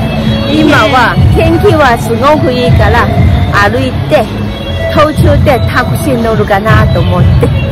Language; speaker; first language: Japanese; non-native, fluent; Chinese